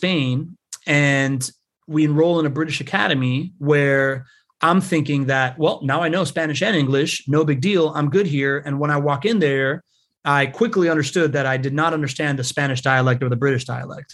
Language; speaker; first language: English; early bilingual, other home language; Spanish